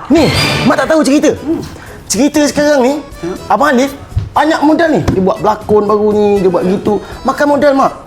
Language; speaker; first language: Malay; native; Malay